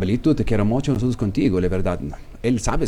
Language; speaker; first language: Spanish; non-native, learner; Arabic